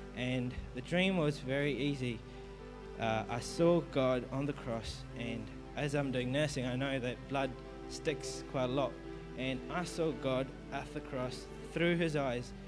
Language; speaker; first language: English; native; English